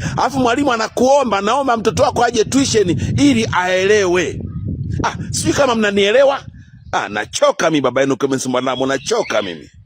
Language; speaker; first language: Swahili; native; Swahili